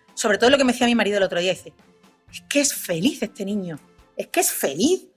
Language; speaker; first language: Spanish; native; Spanish